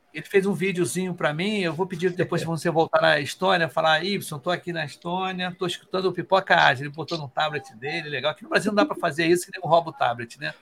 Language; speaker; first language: Portuguese; native; Portuguese